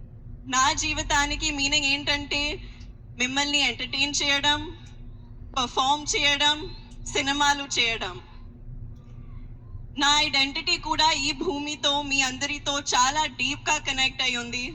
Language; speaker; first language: Telugu; non-native, local second language; Hindi